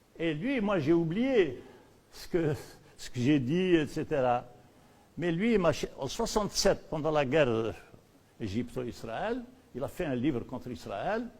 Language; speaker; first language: French; non-native, local second language; Berber languages